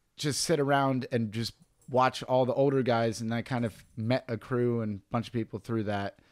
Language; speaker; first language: English; native; English